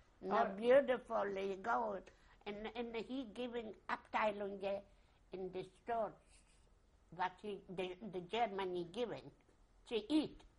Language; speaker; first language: English; non-native, learner; Yiddish